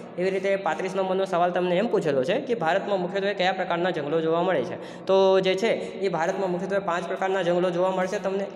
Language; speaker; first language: Gujarati; native; Gujarati